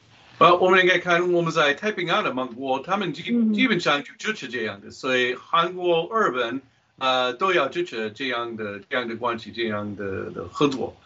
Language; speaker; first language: Chinese; non-native, fluent; English